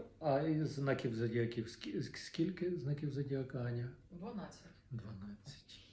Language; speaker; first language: Ukrainian; non-native, local second language; Russian